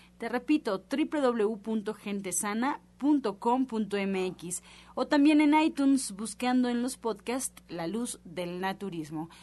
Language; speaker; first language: Spanish; native; Spanish